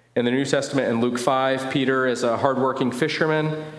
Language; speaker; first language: English; native; English